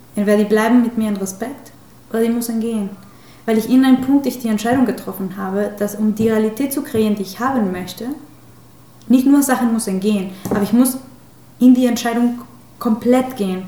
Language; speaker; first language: German; non-native, fluent; Spanish